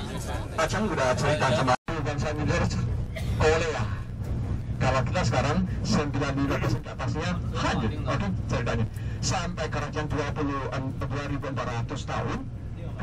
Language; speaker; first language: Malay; non-native, fluent; Chinese